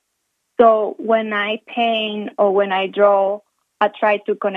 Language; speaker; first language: English; non-native, fluent; Spanish